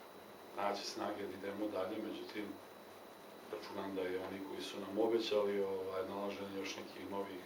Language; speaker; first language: Serbian; native; Serbian